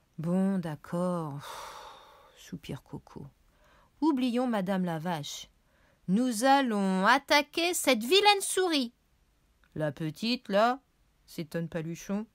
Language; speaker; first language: French; native; French